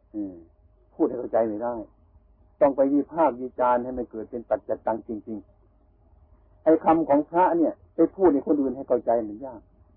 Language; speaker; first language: Thai; native; Thai